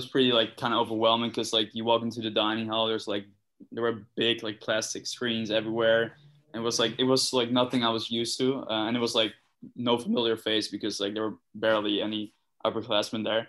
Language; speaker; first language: English; non-native, fluent; Dutch